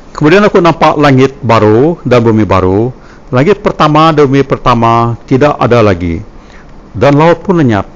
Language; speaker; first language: Malay; non-native, local second language; Iban